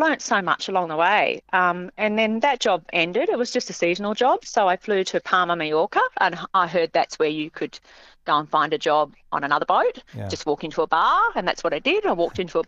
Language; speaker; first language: English; native; English